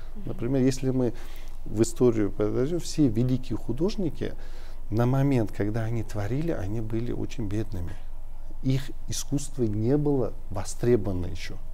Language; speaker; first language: Russian; non-native, local second language; Uzbek